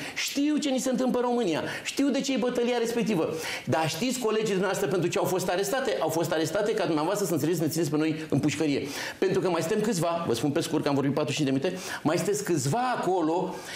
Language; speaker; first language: Romanian; native; Romanian